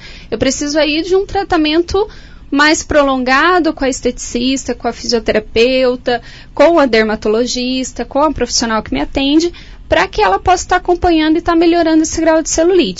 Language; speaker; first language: Portuguese; native; Portuguese